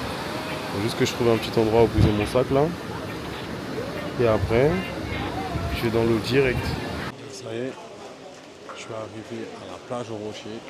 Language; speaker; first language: French; native; French